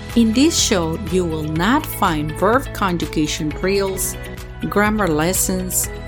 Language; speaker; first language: English; early bilingual, other home language; Spanish